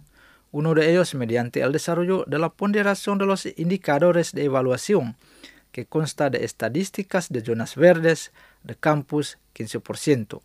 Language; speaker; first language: Spanish; non-native, fluent; Indonesian